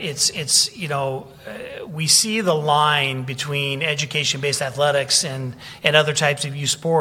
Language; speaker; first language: English; native; English